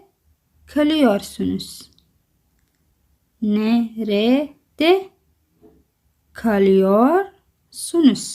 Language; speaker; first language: Turkish; non-native, learner; Somali